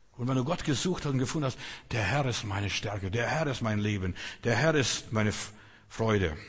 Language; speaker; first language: German; non-native, fluent; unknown